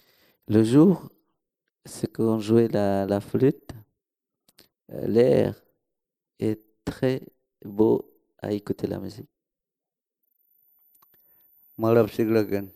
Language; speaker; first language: French; non-native, local second language; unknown